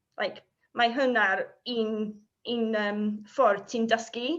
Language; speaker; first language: Welsh; non-native, learner; English